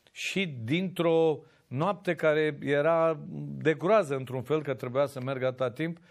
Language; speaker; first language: Romanian; native; Romanian